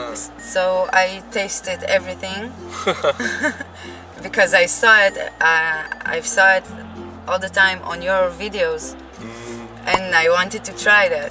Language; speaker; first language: English; non-native, fluent; Hebrew